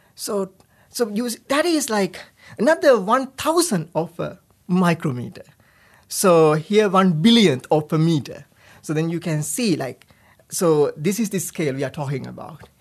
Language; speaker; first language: English; non-native, local second language; Sinhala